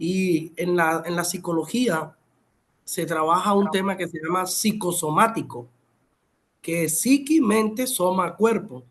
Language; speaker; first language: Spanish; native; Spanish